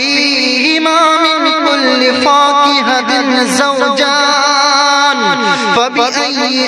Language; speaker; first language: Arabic; native; Arabic